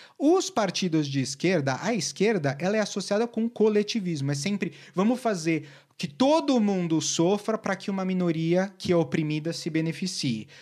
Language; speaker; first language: Portuguese; native; Portuguese